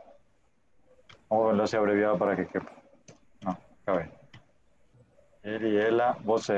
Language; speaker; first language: Spanish; native; Spanish